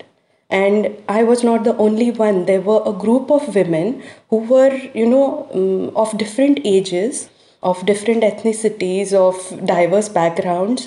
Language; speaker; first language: English; non-native, local second language; Hindi